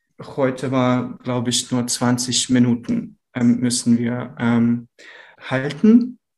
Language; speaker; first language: German; non-native, learner; Ukrainian